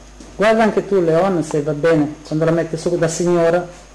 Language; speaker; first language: Italian; native; Italian